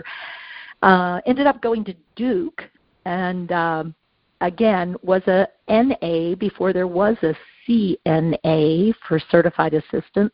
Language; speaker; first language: English; native; English